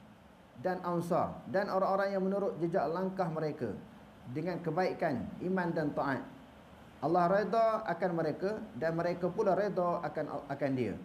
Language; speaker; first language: Malay; native; Malay